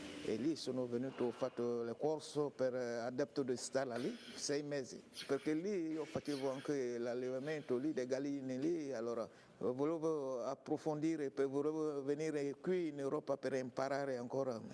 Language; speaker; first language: Italian; non-native, learner; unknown